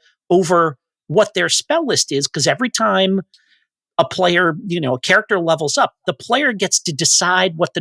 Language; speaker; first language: English; native; English